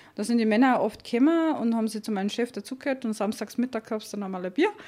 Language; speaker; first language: German; native; German